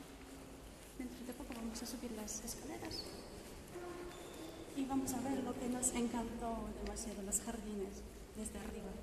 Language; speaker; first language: Spanish; non-native, fluent; Polish